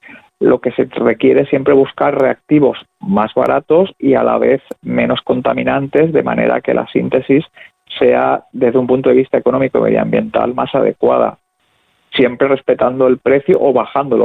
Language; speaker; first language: Spanish; native; Spanish